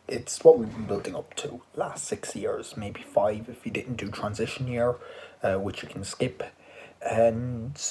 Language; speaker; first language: English; native; English